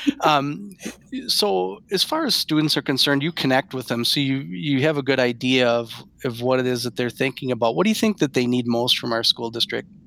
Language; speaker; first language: English; native; English